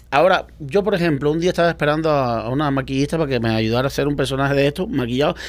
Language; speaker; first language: Spanish; native; Spanish